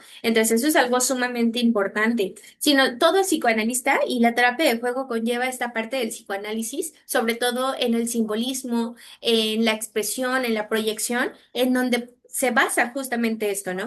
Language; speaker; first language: Spanish; native; Spanish